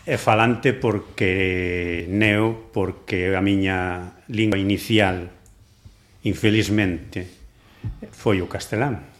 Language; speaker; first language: Galician; non-native, local second language; Spanish